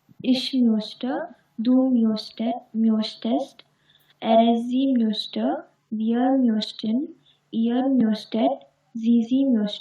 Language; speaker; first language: German; non-native, learner; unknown